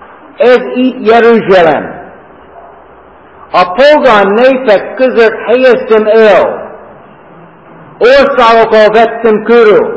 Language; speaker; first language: Hungarian; non-native, fluent; English